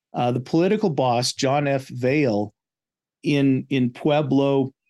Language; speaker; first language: English; native; English